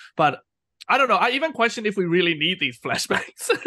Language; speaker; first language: English; non-native, fluent; Burmese